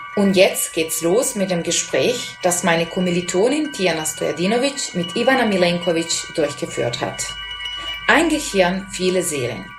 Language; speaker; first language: German; non-native, fluent; Serbian